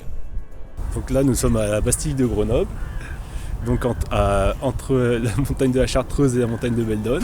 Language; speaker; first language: French; native; French